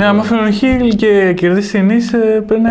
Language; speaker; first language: Greek; native; Greek